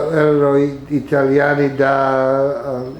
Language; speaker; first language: Italian; early bilingual, heritage; English